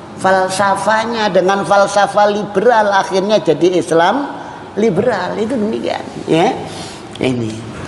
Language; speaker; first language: Indonesian; native; Indonesian